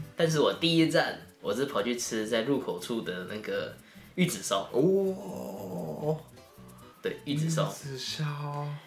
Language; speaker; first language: Chinese; native; Chinese